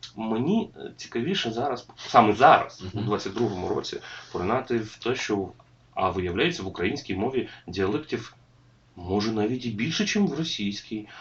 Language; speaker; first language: Ukrainian; non-native, local second language; Russian